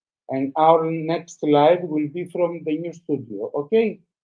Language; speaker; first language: English; non-native, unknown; Greek